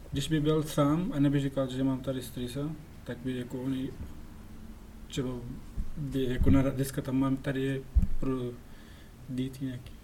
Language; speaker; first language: Czech; non-native, learner; Pashto